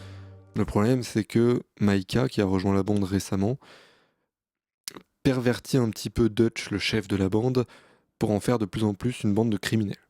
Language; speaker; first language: French; native; French